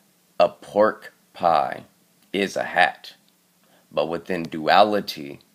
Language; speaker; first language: English; native; English